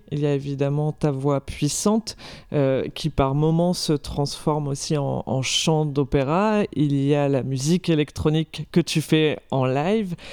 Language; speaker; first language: French; native; French